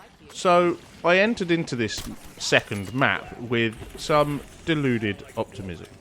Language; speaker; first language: English; native; English